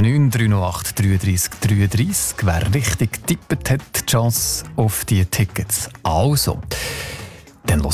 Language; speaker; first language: German; native; German